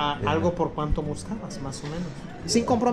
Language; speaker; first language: Spanish; native; Spanish